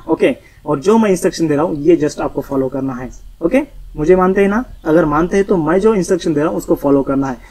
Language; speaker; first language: Hindi; non-native, local second language; Marathi